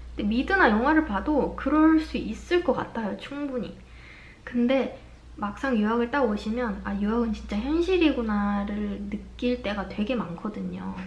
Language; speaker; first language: Korean; native; Korean